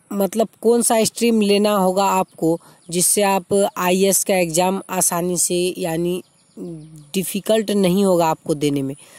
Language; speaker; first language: Hindi; native; Hindi